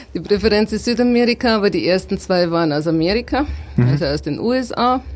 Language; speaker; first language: German; native; German